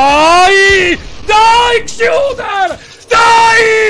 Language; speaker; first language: Italian; native; Italian